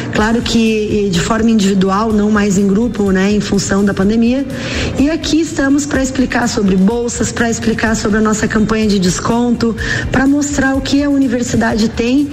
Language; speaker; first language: Portuguese; native; Portuguese